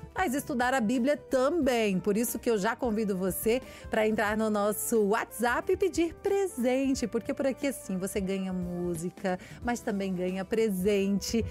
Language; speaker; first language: Portuguese; native; Portuguese